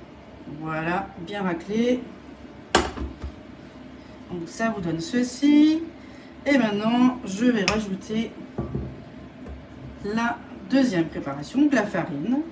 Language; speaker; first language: French; native; French